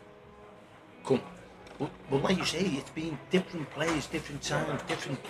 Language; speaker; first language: English; native; English